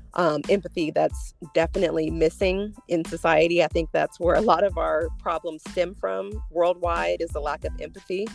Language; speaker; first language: English; native; English